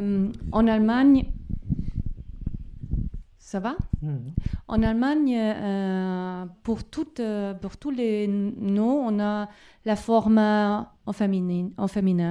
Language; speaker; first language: French; non-native, learner; German